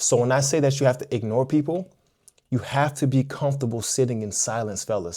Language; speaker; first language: English; native; English